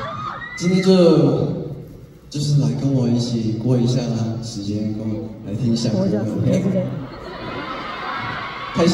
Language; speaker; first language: Chinese; early bilingual, heritage; English